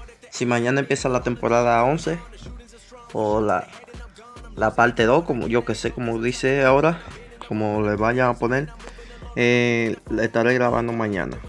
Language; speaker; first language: Spanish; native; Spanish